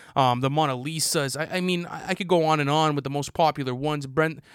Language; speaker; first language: English; native; English